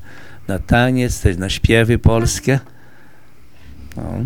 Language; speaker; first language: Polish; early bilingual, heritage; Polish